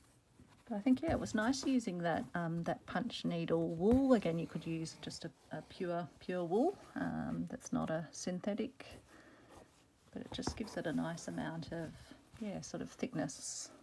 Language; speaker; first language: English; native; English